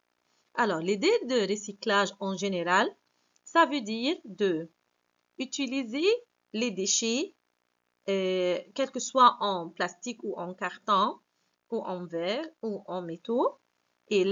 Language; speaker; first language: French; non-native, fluent; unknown